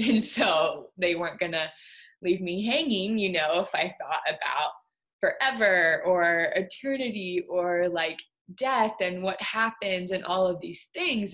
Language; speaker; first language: English; native; English